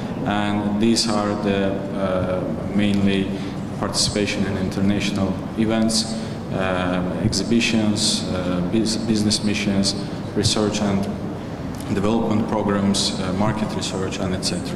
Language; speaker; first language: English; non-native, fluent; Azerbaijani